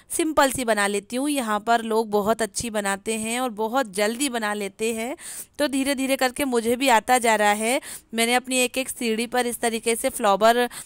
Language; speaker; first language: Hindi; native; Hindi